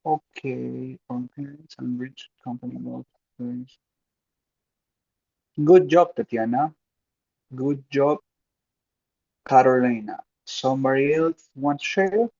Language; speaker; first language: English; non-native, fluent; Spanish